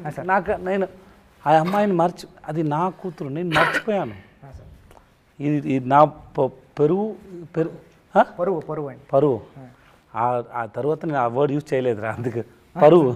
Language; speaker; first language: Telugu; non-native, learner; Tamil